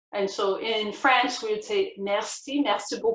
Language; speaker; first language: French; non-native, learner; English